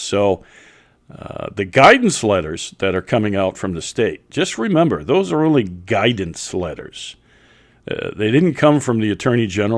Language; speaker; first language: English; native; English